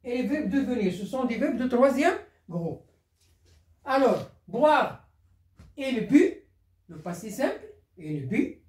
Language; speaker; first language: French; non-native, local second language; Arabic